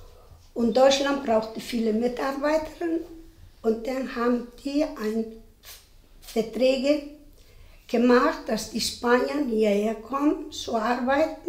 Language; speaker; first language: German; non-native, fluent; Spanish